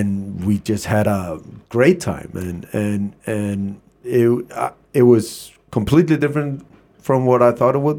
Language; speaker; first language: English; non-native, fluent; Icelandic